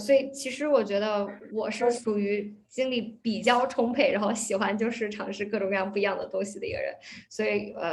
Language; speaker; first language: Chinese; early bilingual, heritage; Chinese